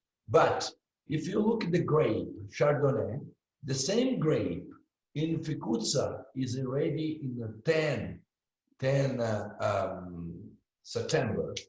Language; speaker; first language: English; non-native, learner; Italian